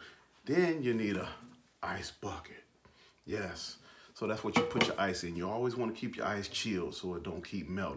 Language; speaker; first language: English; native; English